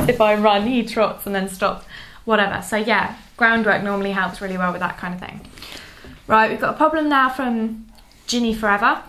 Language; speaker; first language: English; native; English